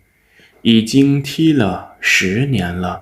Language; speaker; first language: Chinese; non-native, fluent; Lao